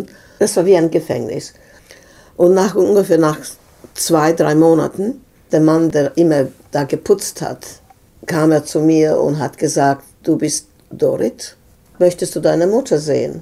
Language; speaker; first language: German; non-native, fluent; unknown